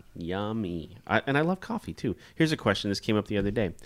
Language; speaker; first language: English; native; English